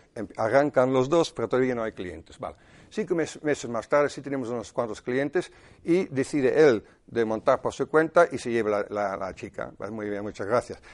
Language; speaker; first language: Spanish; non-native, fluent; Dutch